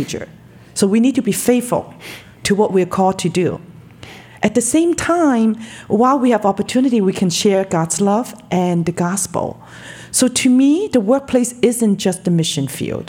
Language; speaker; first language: English; non-native, local second language; Cantonese